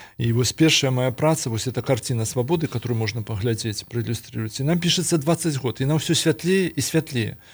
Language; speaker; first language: Belarusian; native; Belarusian